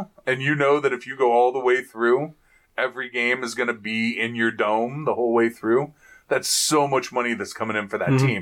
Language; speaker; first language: English; native; English